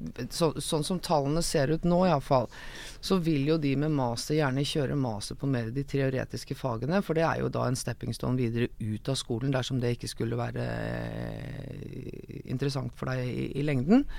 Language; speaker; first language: Norwegian; native; Norwegian